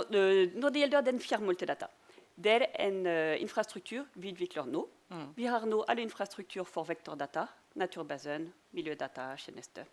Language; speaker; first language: Norwegian; non-native, fluent; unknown